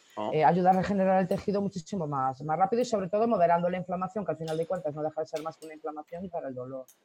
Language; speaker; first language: Spanish; native; Spanish